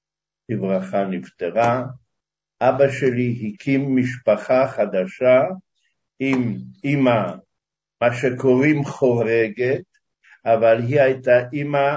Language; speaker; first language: Hebrew; early bilingual, other home language; Hungarian